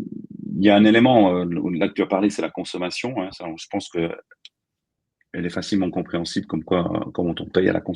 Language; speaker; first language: French; native; French